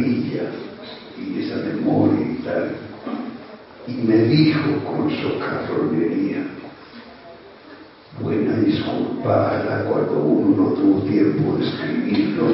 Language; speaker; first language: Spanish; native; Spanish